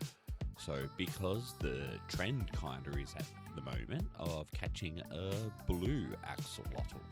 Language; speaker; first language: English; native; English